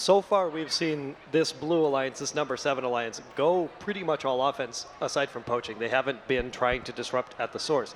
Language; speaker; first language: English; native; English